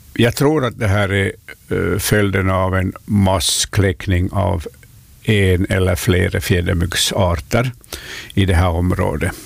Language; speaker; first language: Swedish; native; Swedish